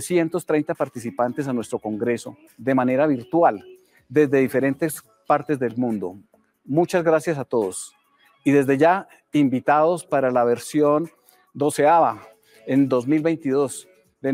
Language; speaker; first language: Spanish; native; Spanish